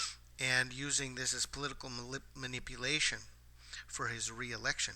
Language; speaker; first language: English; native; English